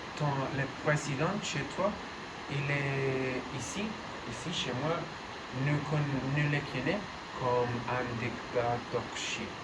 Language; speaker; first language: French; non-native, learner; Spanish